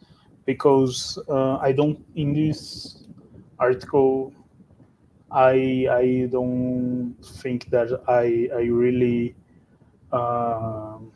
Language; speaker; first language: English; non-native, fluent; Portuguese